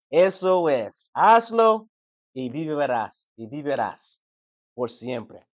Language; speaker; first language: Spanish; non-native, fluent; English